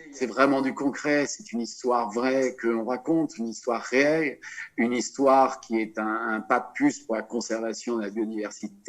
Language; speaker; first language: French; native; French